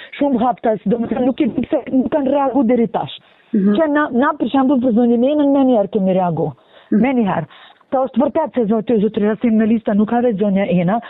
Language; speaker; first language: Albanian; non-native, local second language; Bosnian